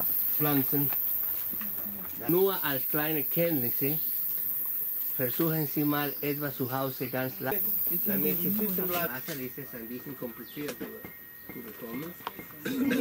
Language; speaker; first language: German; non-native, fluent; Spanish